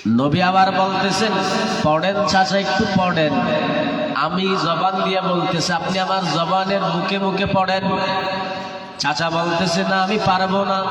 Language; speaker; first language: Bangla; native; Bangla